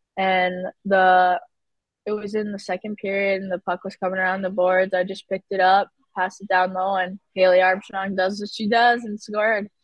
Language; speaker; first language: English; native; English